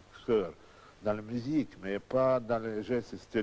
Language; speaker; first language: French; non-native, learner; Russian